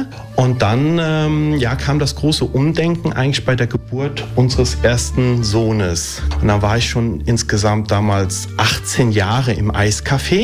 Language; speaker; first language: German; early bilingual, other home language; Italian